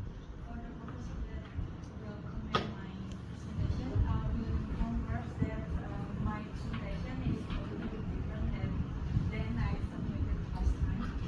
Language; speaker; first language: English; non-native, fluent; Indonesian